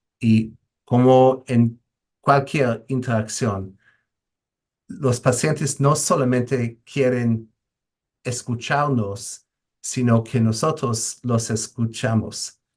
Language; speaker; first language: Spanish; non-native, fluent; English